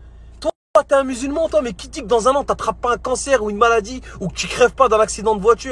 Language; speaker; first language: French; native; French